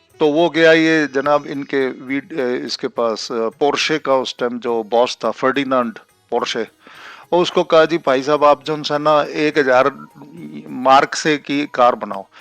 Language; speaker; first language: Hindi; non-native, local second language; Punjabi